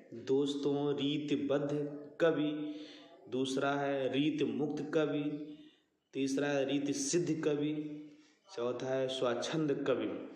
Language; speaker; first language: Hindi; native; Hindi